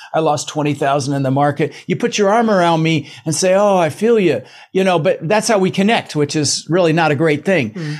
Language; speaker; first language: English; early bilingual, other home language; Dutch